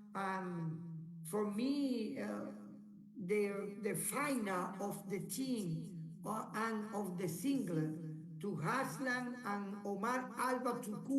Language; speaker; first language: English; non-native, learner; Spanish